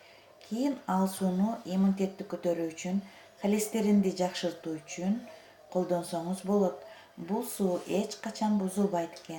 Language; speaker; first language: Kyrgyz; native; Kyrgyz